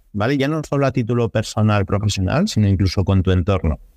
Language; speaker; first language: Spanish; native; Spanish